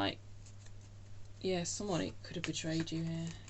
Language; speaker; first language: English; native; English